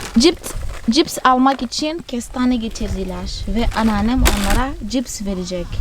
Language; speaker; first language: Turkish; non-native, fluent; Portuguese